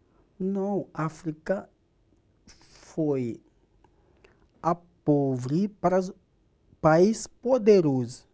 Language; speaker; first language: Portuguese; non-native, learner; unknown